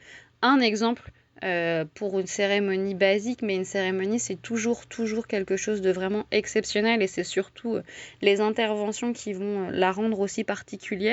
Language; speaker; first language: French; native; French